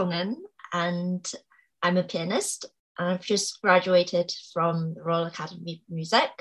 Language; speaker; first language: English; native; English